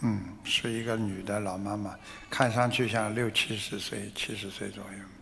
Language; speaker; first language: Chinese; non-native, local second language; Wu Chinese